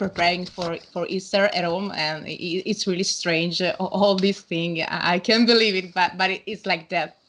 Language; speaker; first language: English; non-native, learner; Italian